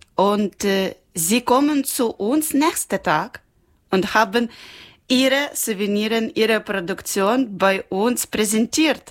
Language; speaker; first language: German; non-native, learner; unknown